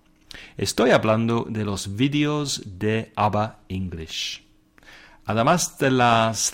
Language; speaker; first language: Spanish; non-native, fluent; English